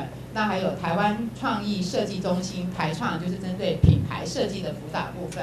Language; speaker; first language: Chinese; native; Chinese